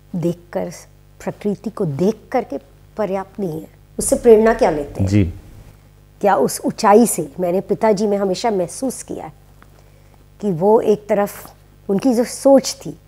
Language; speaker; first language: Hindi; native; Hindi